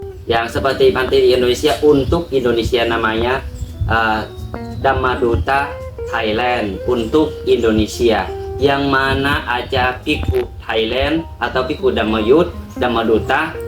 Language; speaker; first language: Indonesian; non-native, learner; Thai